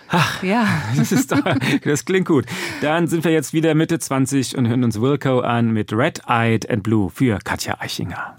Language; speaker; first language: German; native; German